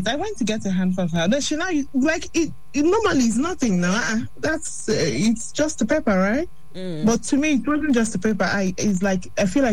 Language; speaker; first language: English; non-native, local second language; Igbo